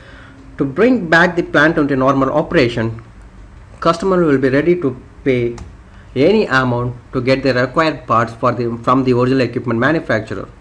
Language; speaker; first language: English; non-native, local second language; Tamil